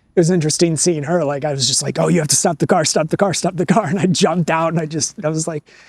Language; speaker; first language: English; native; English